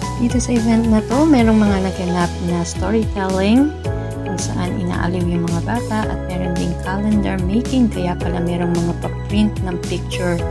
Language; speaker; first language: Filipino; native; Filipino